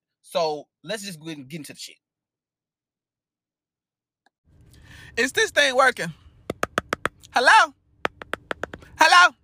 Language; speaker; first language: English; native; English